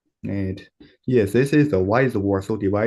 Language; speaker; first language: English; non-native, learner; Chinese